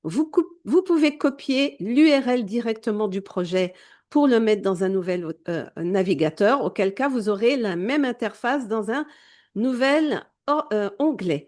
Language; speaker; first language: French; native; French